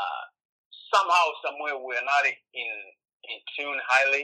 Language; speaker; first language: English; non-native, local second language; Swahili